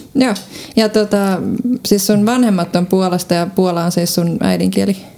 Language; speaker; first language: Finnish; native; Finnish